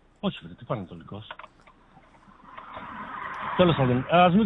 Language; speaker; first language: Greek; native; Greek